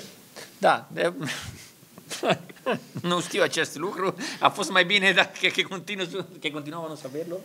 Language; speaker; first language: Romanian; non-native, learner; Italian